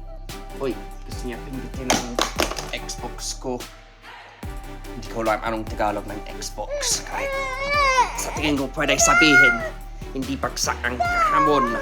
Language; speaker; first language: Filipino; non-native, learner; English